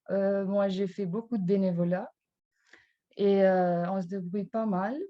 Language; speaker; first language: French; non-native, fluent; Albanian